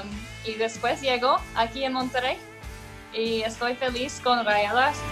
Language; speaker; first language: Spanish; non-native, learner; English